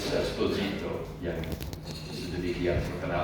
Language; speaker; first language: Indonesian; non-native, fluent; English